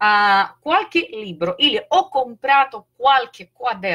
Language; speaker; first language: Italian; non-native, fluent; Russian